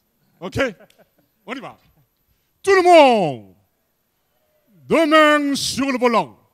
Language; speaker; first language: French; non-native, learner; Korean